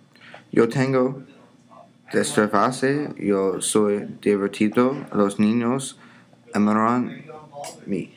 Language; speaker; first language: Spanish; non-native, learner; English